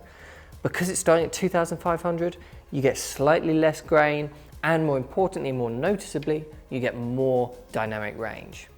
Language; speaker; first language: English; native; English